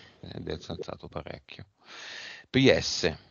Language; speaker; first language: Italian; native; Italian